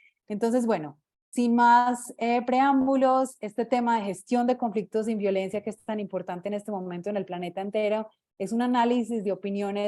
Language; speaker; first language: Spanish; native; Spanish